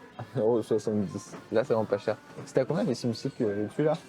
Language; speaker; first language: French; native; French